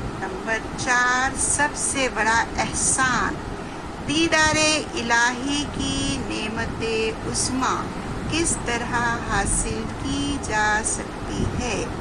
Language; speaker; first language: Urdu; native; Urdu